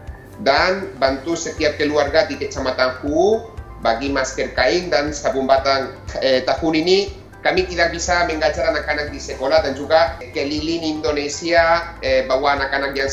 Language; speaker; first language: Indonesian; non-native, fluent; Spanish